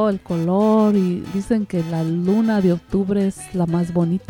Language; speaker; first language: Spanish; native; Spanish